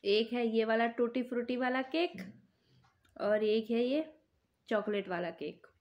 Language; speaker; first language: Hindi; native; Hindi